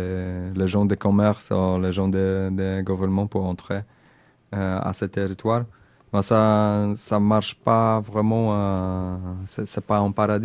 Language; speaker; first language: French; non-native, learner; Indonesian